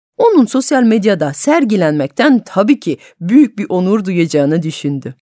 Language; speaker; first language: Turkish; non-native, fluent; French